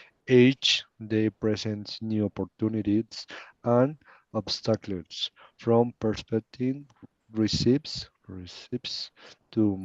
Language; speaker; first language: English; non-native, learner; Spanish